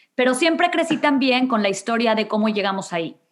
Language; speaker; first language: Spanish; native; Spanish